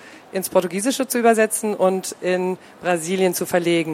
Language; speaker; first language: German; native; German